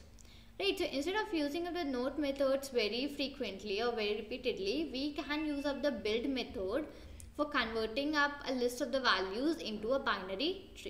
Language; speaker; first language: English; non-native, local second language; Hindi